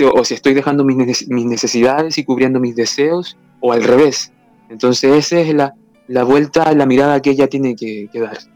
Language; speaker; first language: Spanish; native; Spanish